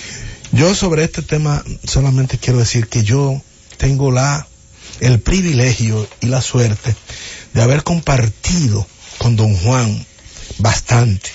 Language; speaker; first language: Spanish; native; Spanish